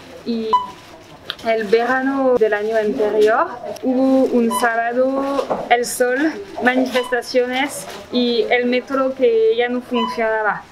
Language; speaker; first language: Spanish; non-native, fluent; French